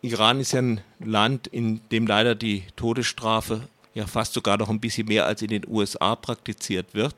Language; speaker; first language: German; native; German